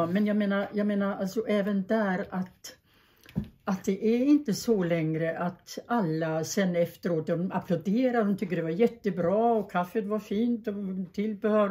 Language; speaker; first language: Swedish; early bilingual, other home language; German